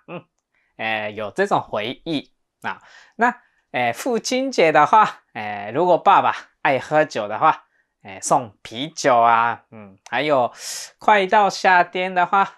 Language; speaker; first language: Chinese; non-native, fluent; Japanese